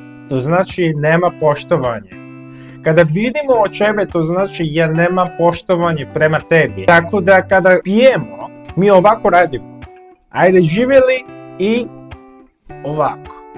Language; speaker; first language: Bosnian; non-native, learner; Korean